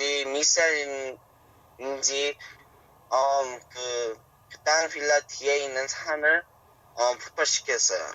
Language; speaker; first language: Korean; early bilingual, heritage; Korean